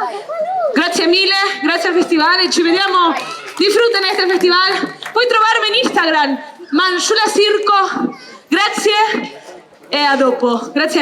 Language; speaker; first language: Italian; non-native, learner; Spanish